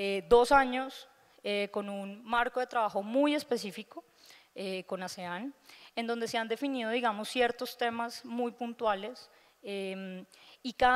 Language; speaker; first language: Spanish; native; Spanish